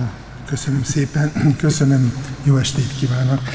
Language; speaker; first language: Hungarian; non-native, fluent; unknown